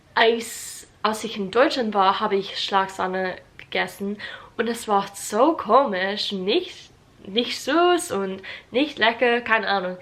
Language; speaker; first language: German; non-native, learner; English